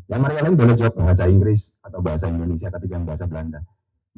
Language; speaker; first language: Indonesian; native; Indonesian